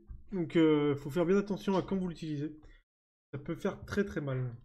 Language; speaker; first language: French; native; French